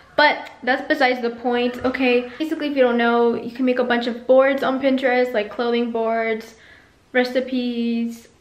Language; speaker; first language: English; early bilingual, other home language; Spanish